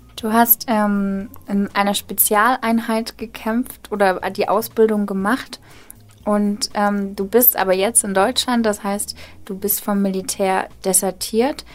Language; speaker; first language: German; native; German